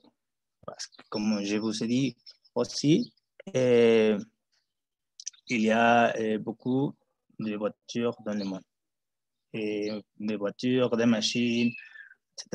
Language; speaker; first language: French; non-native, learner; Spanish